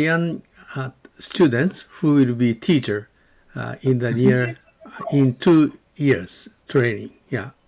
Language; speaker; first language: English; non-native, learner; Japanese